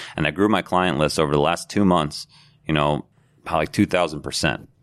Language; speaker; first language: English; native; English